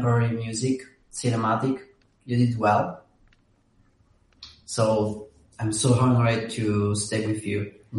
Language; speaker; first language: English; non-native, learner; Italian